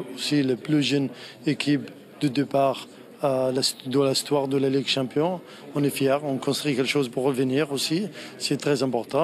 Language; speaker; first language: French; non-native, learner; Arabic